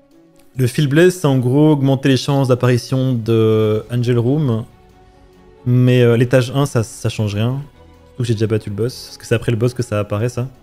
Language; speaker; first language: French; native; French